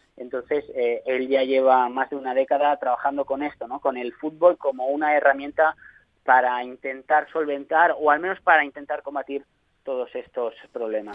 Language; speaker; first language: Spanish; native; Spanish